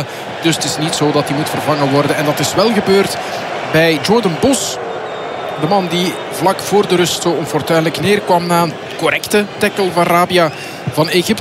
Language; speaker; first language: Dutch; native; Dutch